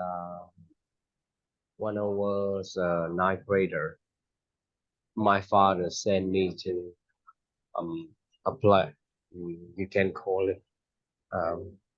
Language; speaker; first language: English; non-native, fluent; Vietnamese